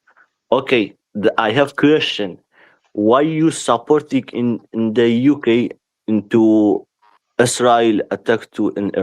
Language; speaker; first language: English; non-native, learner; Persian